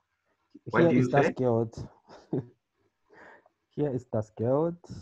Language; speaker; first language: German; non-native, learner; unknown